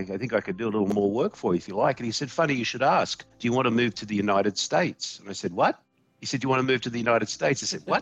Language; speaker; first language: English; native; English